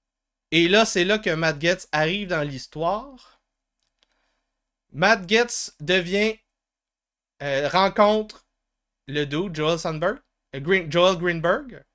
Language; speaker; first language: French; native; French